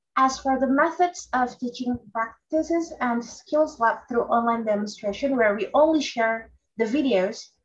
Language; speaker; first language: English; non-native, fluent; Indonesian